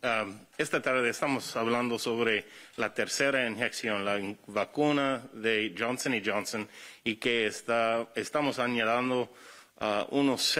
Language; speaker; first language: Spanish; non-native, fluent; English